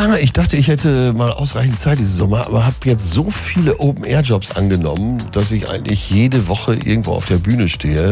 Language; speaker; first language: German; native; German